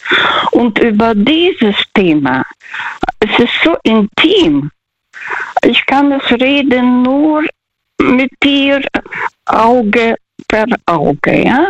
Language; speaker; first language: German; early bilingual, other home language; Russian